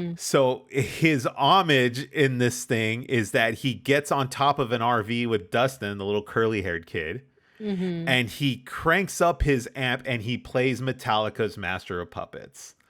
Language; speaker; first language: English; native; English